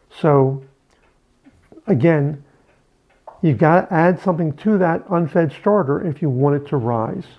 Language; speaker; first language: English; native; English